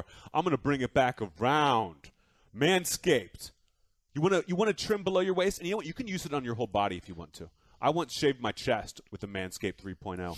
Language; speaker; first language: English; native; English